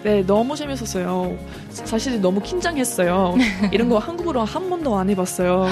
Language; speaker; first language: Korean; non-native, learner; English